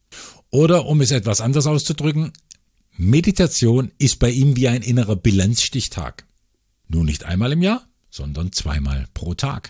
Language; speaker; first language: German; native; German